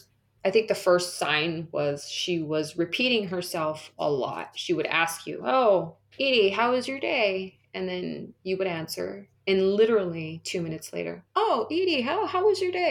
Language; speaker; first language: English; native; English